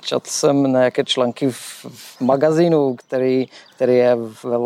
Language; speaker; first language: Czech; non-native, learner; Polish